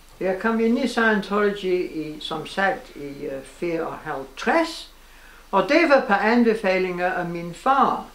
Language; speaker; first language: Danish; non-native, fluent; English